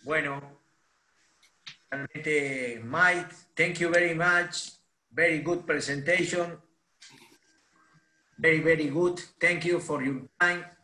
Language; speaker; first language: English; non-native, learner; Spanish